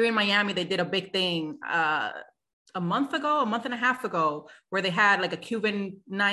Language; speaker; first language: English; non-native, fluent; Spanish